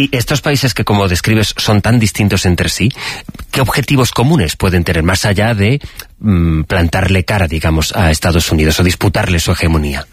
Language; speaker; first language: Spanish; native; Spanish